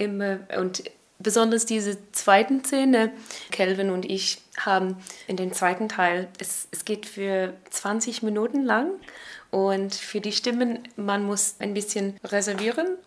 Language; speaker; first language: German; non-native, learner; English